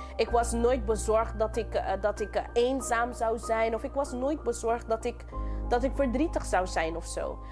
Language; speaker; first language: Dutch; non-native, local second language; English